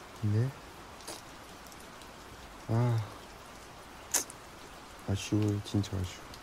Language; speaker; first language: Korean; non-native, learner; Chinese